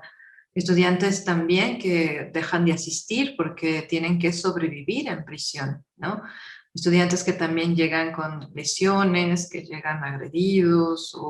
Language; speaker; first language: Spanish; native; Spanish